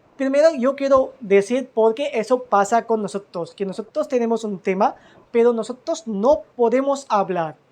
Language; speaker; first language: Spanish; non-native, fluent; Hindi